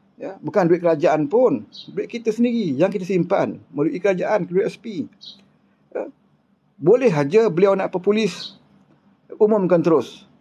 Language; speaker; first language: Malay; native; Malay